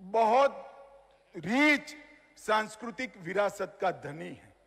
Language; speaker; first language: Hindi; non-native, local second language; Gujarati